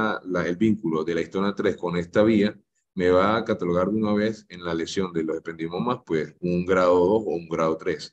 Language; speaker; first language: Spanish; native; Spanish